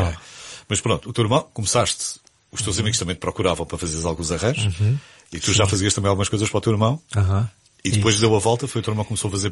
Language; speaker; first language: Portuguese; native; Portuguese